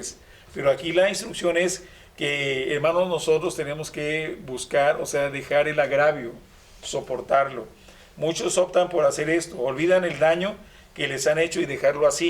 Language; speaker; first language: Spanish; native; Spanish